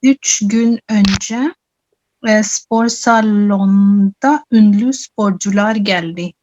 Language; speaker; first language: Turkish; non-native, learner; Urdu